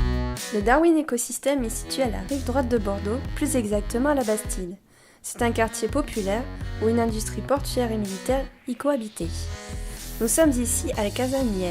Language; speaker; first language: French; native; French